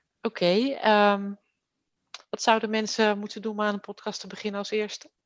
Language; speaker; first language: Dutch; native; Dutch